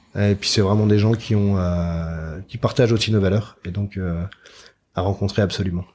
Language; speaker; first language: French; native; French